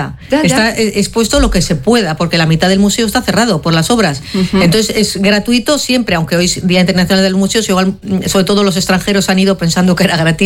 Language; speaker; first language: Spanish; native; Spanish